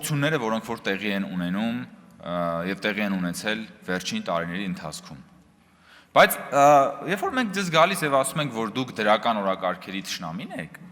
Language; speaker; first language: Armenian; native; Armenian